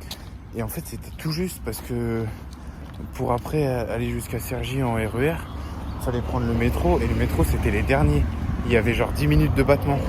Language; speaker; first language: French; native; French